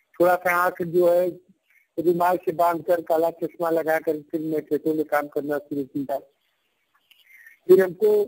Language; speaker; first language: Hindi; native; Hindi